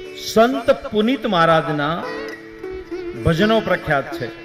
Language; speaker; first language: Gujarati; native; Gujarati